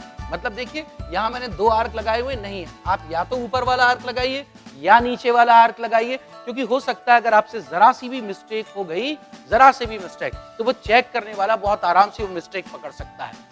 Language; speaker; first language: Hindi; native; Hindi